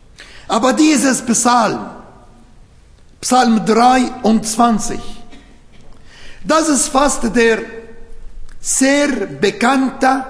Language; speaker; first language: German; non-native, fluent; Arabic